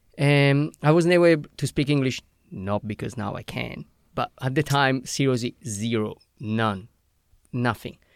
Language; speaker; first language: English; non-native, fluent; Italian